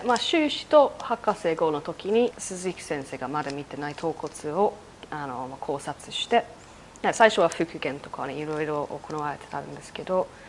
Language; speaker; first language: Japanese; non-native, fluent; English